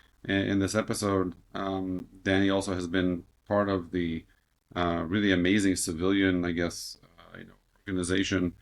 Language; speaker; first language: English; native; English